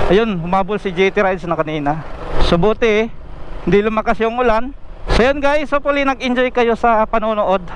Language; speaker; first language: Filipino; native; Filipino